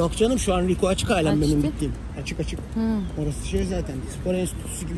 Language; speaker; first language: Turkish; native; Turkish